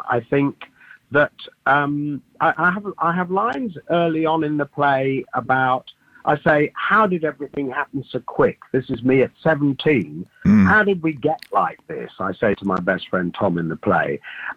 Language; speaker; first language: English; native; English